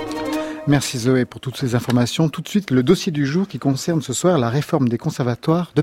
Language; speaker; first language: French; native; French